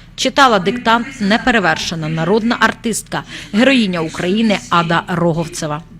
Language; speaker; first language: Ukrainian; native; Ukrainian